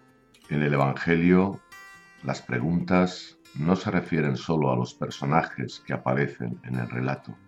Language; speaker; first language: Spanish; native; Spanish